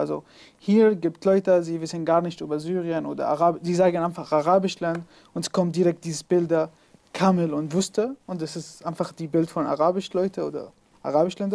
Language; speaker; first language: German; non-native, learner; Arabic